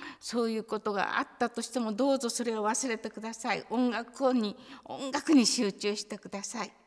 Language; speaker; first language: Japanese; native; Japanese